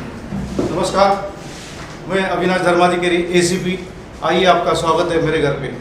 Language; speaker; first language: Hindi; non-native, local second language; Marathi